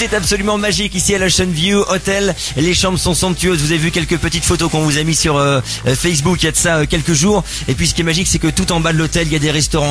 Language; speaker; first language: French; native; French